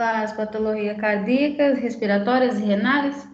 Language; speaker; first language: Spanish; non-native, learner; Portuguese